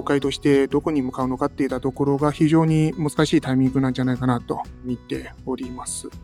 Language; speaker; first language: Japanese; non-native, fluent; Chinese